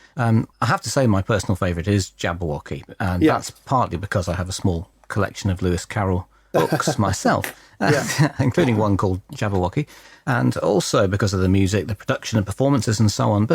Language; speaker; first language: English; native; English